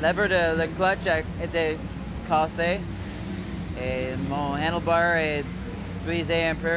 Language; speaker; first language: French; non-native, local second language; English